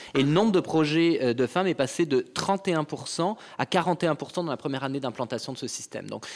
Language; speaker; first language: French; native; French